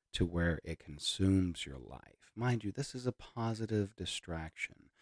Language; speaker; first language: English; native; English